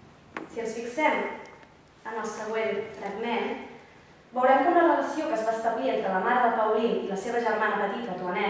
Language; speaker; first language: Catalan; native; Catalan